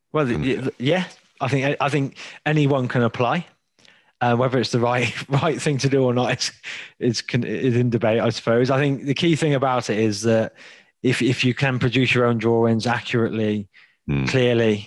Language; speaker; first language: English; native; English